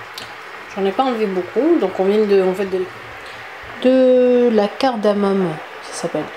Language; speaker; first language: French; native; French